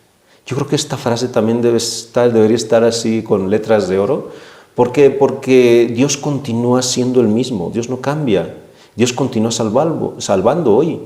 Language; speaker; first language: Spanish; native; Spanish